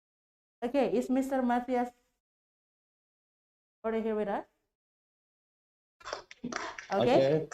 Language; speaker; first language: English; non-native, fluent; Indonesian